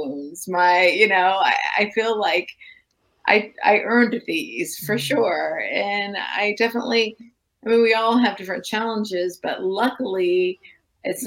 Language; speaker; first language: English; native; English